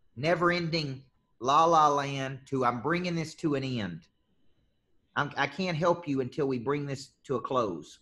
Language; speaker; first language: English; native; English